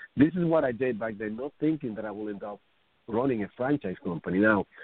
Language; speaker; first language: English; non-native, fluent; Spanish